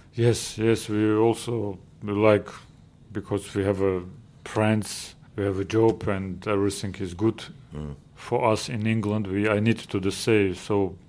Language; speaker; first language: English; non-native, learner; Georgian